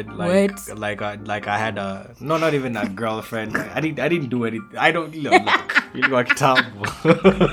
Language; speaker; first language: English; non-native, local second language; Swahili